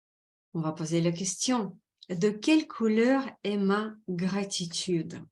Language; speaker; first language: French; non-native, fluent; Russian